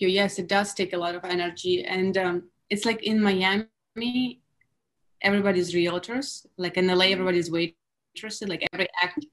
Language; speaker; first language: English; non-native, fluent; Russian